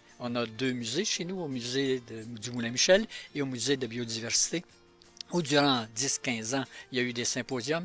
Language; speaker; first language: French; native; French